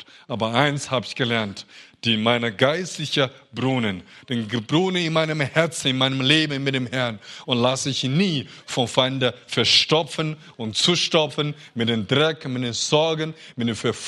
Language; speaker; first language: German; non-native, fluent; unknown